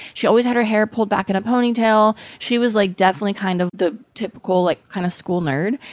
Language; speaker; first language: English; native; English